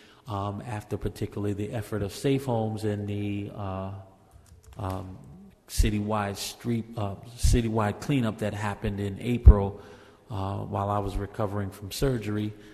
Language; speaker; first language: English; native; English